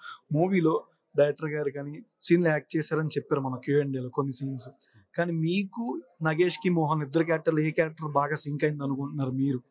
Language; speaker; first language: Telugu; native; Telugu